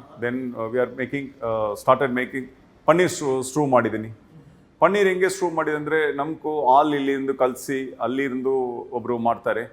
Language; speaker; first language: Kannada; non-native, learner; Tamil